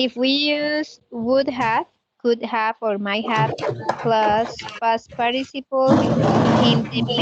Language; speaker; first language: English; non-native, learner; Spanish